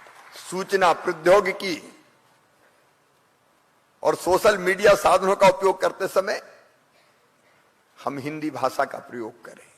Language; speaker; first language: Hindi; native; Hindi